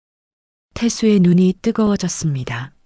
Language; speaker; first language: Korean; native; Korean